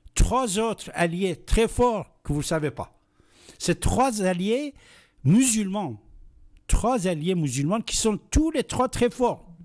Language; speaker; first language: French; non-native, fluent; Persian